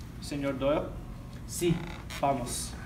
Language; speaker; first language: Spanish; non-native, learner; English